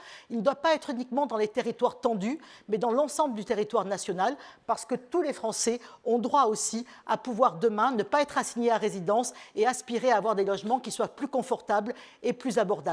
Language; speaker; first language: French; native; French